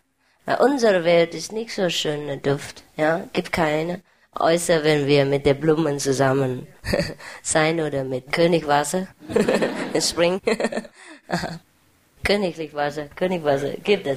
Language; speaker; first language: German; non-native, learner; Vietnamese